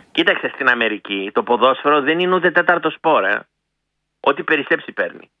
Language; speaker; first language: Greek; early bilingual, heritage; Greek